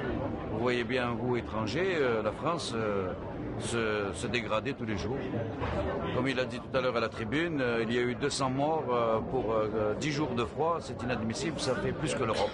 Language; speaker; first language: French; native; French